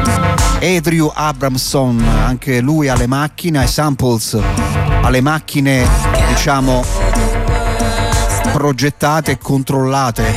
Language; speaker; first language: Italian; native; Italian